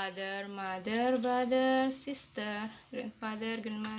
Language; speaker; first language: English; non-native, learner; Indonesian